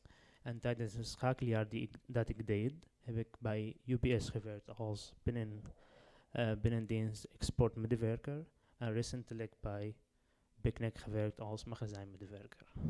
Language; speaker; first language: Dutch; non-native, learner; Arabic